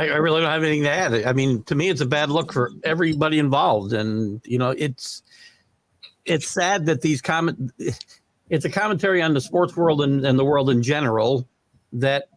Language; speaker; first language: English; native; English